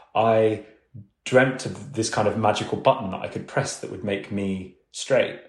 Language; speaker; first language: English; early bilingual, other home language; Urdu